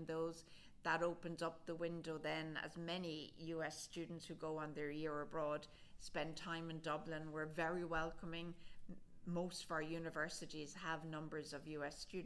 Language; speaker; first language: English; native; English